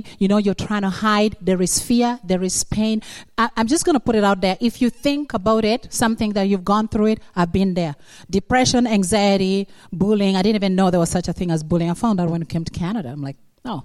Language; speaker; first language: English; non-native, local second language; Acoli